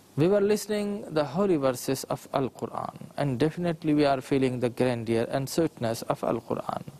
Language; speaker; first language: English; non-native, local second language; Urdu